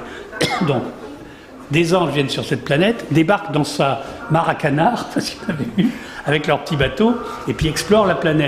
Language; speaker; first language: French; native; French